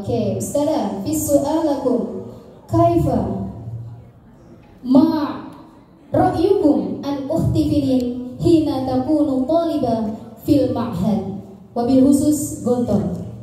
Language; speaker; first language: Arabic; non-native, learner; Indonesian